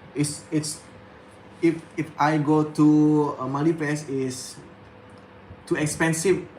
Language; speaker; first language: English; non-native, learner; Indonesian